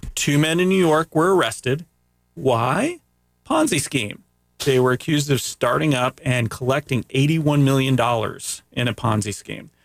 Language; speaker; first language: English; early bilingual, other home language; Greek